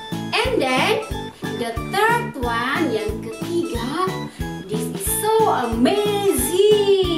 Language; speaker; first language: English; non-native, fluent; Indonesian